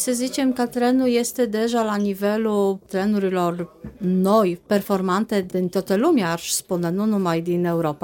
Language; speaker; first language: Romanian; non-native, fluent; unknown